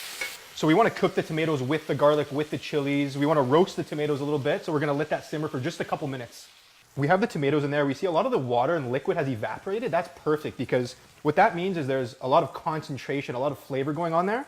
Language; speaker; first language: English; native; English